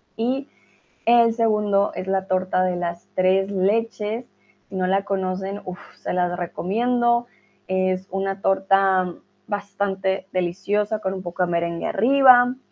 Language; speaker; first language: Spanish; native; Spanish